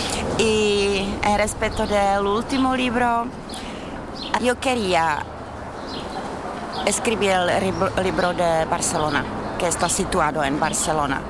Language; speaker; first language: Spanish; non-native, fluent; Czech